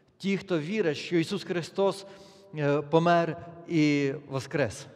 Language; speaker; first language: Polish; non-native, learner; Ukrainian